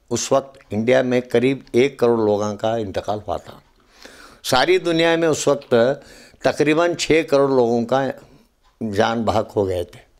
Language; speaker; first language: Urdu; native; Urdu